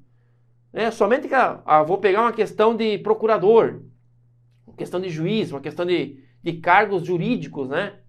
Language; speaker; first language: Portuguese; native; Portuguese